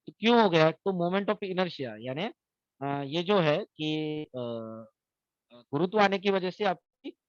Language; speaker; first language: Hindi; non-native, local second language; Marathi